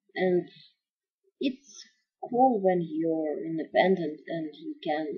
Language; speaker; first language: English; non-native, fluent; Russian